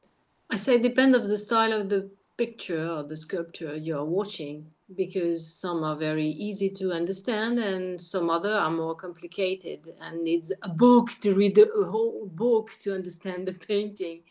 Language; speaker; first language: English; non-native, learner; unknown